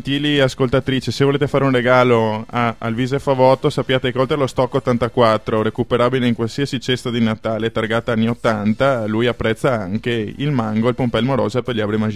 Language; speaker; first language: Italian; native; Italian